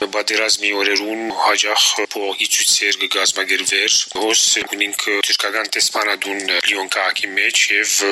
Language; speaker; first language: Armenian; early bilingual, heritage; Armenian